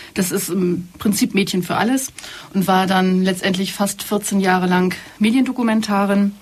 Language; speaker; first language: German; native; German